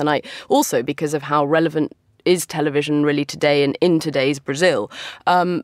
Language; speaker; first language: English; native; English